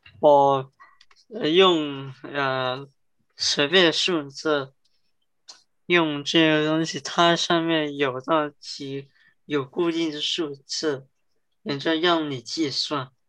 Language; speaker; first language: Chinese; early bilingual, heritage; Chinese